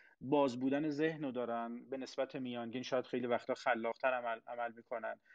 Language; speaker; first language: Persian; non-native, local second language; Azerbaijani